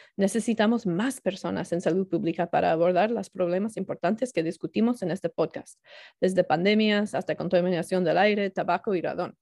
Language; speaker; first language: Spanish; non-native, learner; English